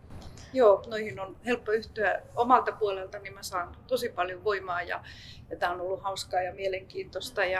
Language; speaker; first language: Finnish; native; Finnish